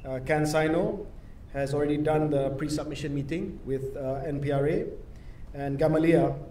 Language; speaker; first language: English; non-native, local second language; Malay